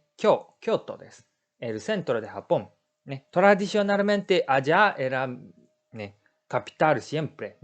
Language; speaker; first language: Spanish; non-native, learner; Japanese